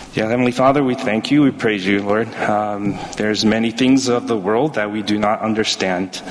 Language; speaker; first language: English; early bilingual, other home language; Chinese